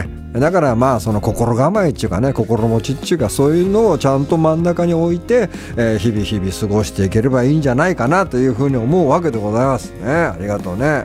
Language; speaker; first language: Japanese; native; Japanese